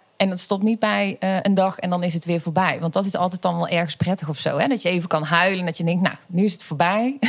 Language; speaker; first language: Dutch; native; Dutch